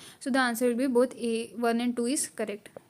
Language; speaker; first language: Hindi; native; Hindi